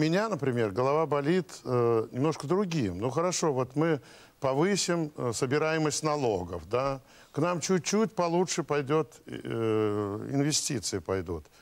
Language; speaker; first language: Russian; native; Russian